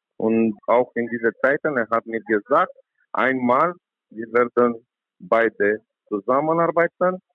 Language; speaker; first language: German; non-native, learner; Romanian